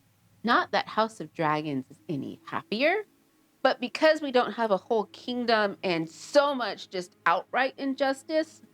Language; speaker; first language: English; native; English